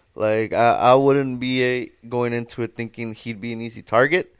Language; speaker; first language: English; non-native, fluent; Spanish